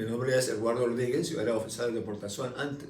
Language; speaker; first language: Spanish; early bilingual, heritage; Spanish